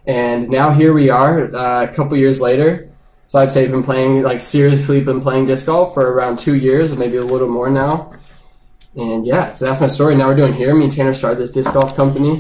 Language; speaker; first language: English; native; English